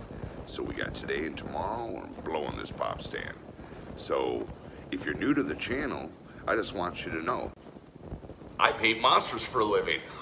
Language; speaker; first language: English; native; English